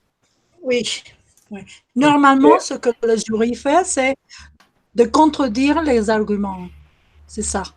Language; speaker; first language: French; non-native, fluent; Spanish